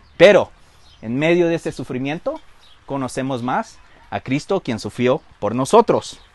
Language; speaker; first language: Spanish; early bilingual, heritage; Spanish